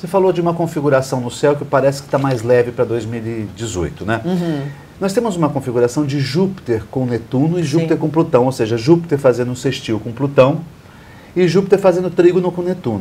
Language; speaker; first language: Portuguese; native; Portuguese